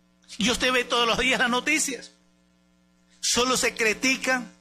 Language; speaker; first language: Spanish; native; Spanish